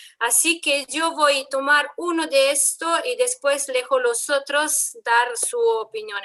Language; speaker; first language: Spanish; non-native, fluent; Italian